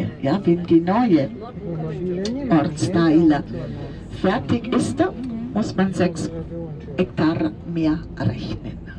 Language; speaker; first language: German; non-native, fluent; Italian